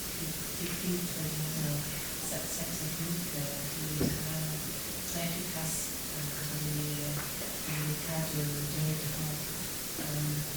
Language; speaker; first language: French; non-native, fluent; English